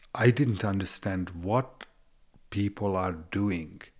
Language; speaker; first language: English; non-native, fluent; Hungarian